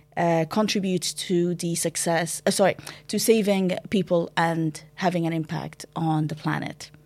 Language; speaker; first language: English; non-native, fluent; Arabic